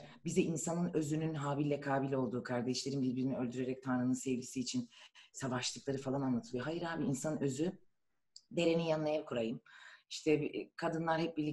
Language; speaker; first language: Turkish; native; Turkish